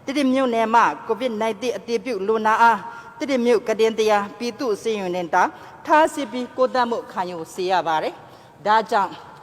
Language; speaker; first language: Burmese; non-native, local second language; Tedim Chin